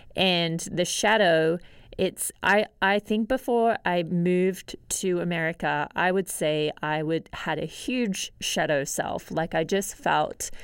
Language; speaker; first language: English; native; English